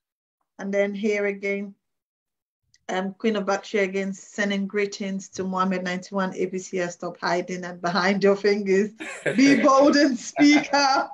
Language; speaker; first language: English; non-native, local second language; Krio